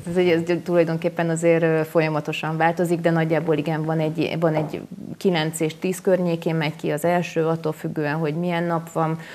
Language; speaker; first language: Hungarian; native; Hungarian